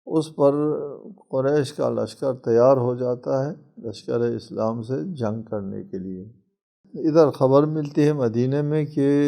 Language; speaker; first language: Urdu; non-native, local second language; Balti